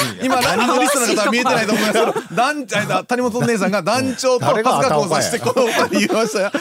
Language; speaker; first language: Japanese; native; Japanese